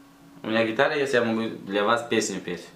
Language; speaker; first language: Russian; non-native, fluent; Tajik